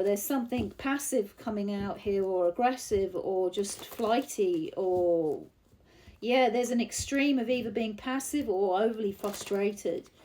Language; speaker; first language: English; native; English